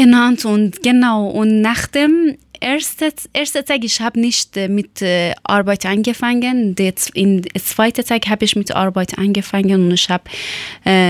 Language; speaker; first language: German; non-native, learner; Persian